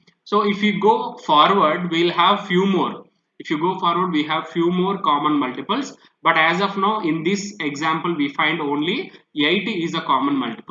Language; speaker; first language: English; non-native, local second language; Telugu